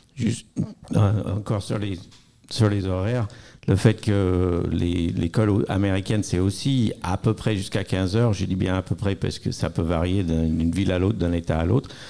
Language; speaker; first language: French; non-native, fluent; English